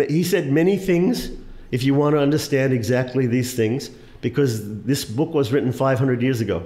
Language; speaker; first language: English; native; English